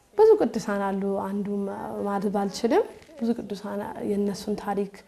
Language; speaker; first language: Amharic; early bilingual, heritage; Amharic